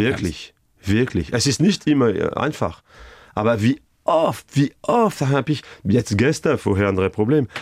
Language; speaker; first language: German; non-native, fluent; French